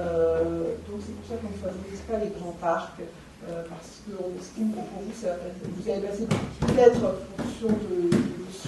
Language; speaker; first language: French; native; French